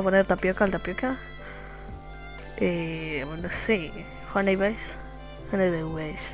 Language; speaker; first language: Spanish; native; Spanish